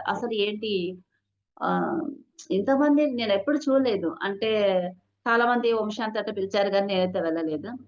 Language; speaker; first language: Telugu; non-native, local second language; Hindi